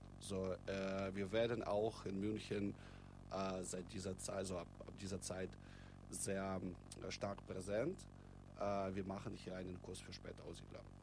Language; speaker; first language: German; non-native, fluent; Russian